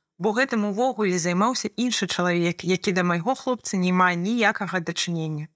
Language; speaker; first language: Belarusian; non-native, fluent; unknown